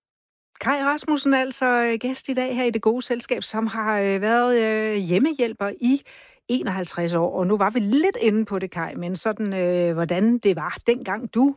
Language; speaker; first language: Danish; native; Danish